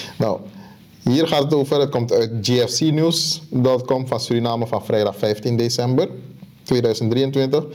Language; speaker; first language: Dutch; native; Dutch